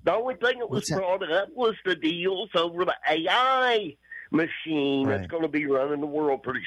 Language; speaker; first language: English; native; English